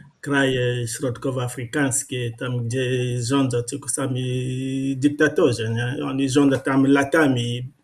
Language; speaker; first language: Polish; non-native, fluent; Lingala